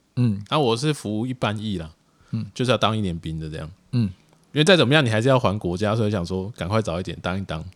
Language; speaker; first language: Chinese; native; Chinese